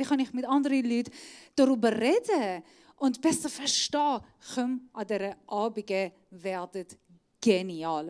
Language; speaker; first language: German; non-native, fluent; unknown